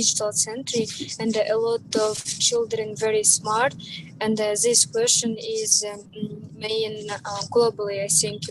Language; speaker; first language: English; non-native, learner; Kazakh